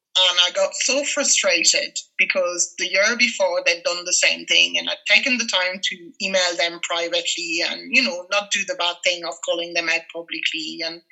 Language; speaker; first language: English; non-native, fluent; French